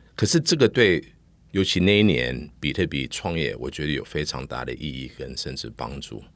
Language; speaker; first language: Chinese; non-native, fluent; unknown